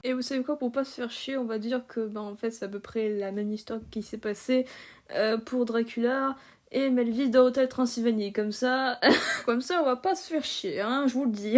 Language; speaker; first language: French; native; French